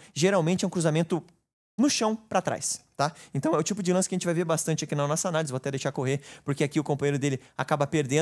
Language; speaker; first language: Portuguese; native; Portuguese